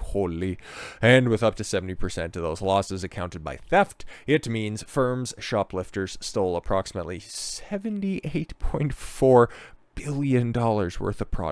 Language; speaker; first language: English; native; English